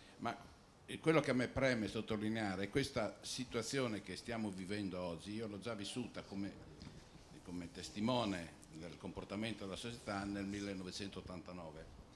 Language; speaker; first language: Italian; native; Italian